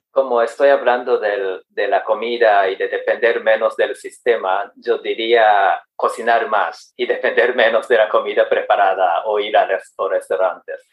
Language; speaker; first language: Spanish; non-native, fluent; Japanese